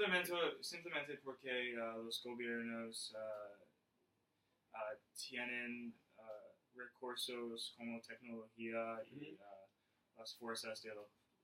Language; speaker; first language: Spanish; non-native, learner; English